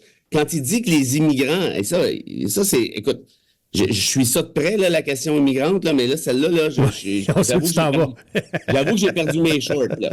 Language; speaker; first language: French; native; French